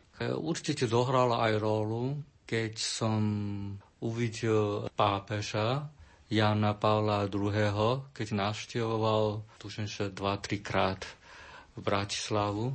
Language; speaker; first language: Slovak; non-native, learner; Chinese